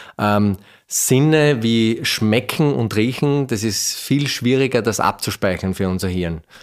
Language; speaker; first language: German; native; German